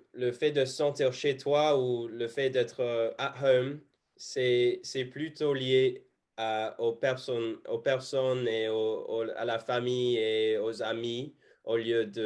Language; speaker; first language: French; non-native, fluent; English